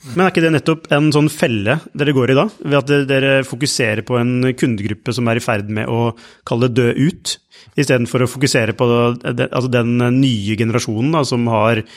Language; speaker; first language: Norwegian; native; Norwegian